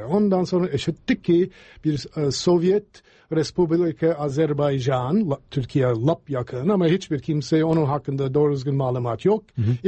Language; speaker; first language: Turkish; non-native, fluent; English